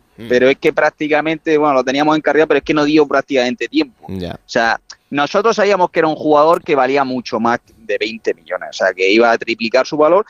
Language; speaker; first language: Spanish; native; Spanish